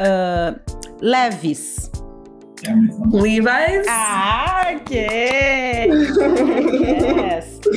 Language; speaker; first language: English; non-native, fluent; Portuguese